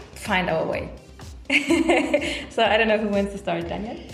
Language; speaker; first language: English; non-native, fluent; Spanish